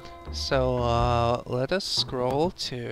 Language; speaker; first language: English; native; English